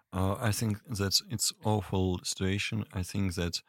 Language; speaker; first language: English; non-native, learner; Russian